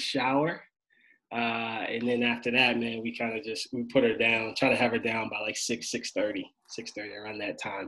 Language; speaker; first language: English; native; English